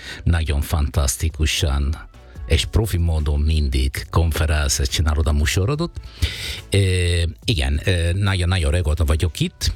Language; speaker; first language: Hungarian; non-native, fluent; Italian